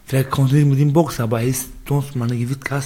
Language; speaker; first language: German; non-native, learner; Baluchi